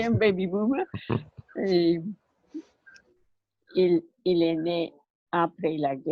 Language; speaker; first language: French; non-native, learner; English